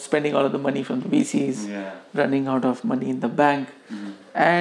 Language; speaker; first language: English; non-native, local second language; Hindi